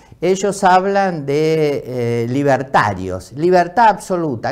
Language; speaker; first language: Spanish; native; Spanish